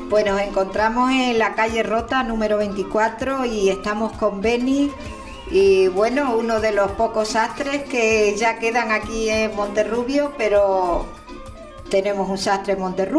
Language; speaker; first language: Spanish; native; Spanish